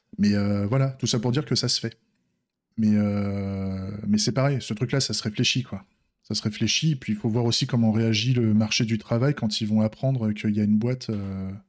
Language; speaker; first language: French; native; French